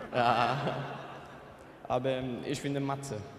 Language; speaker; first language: German; non-native, learner; Swedish